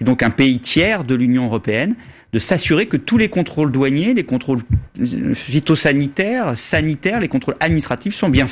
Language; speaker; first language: French; native; French